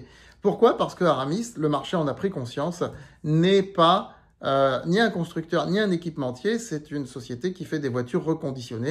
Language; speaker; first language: French; native; French